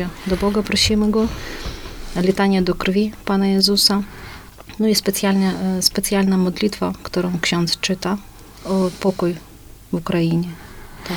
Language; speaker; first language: Polish; non-native, fluent; Ukrainian